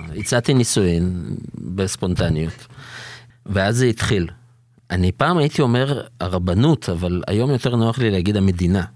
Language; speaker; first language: Hebrew; early bilingual, other home language; Russian